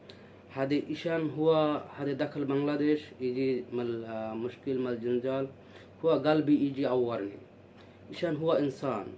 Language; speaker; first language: Arabic; non-native, learner; Bangla